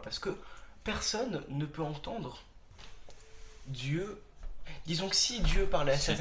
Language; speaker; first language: French; native; French